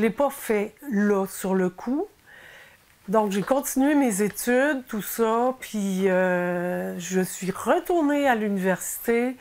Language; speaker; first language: French; native; French